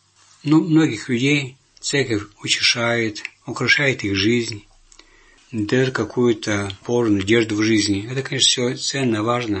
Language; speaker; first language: Russian; native; Russian